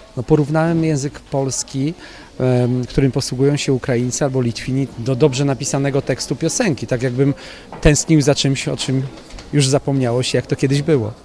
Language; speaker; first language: Polish; native; Polish